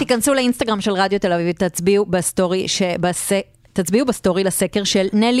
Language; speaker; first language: Hebrew; native; Hebrew